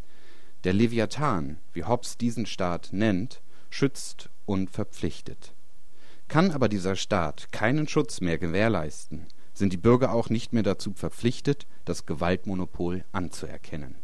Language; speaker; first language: German; native; German